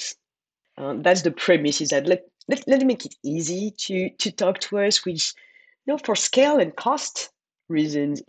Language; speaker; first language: English; non-native, fluent; French